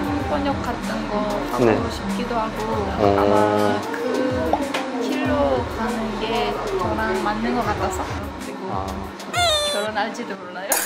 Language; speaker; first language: Korean; non-native, fluent; Uzbek